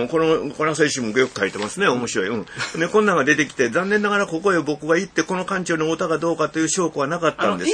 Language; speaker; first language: Japanese; native; Japanese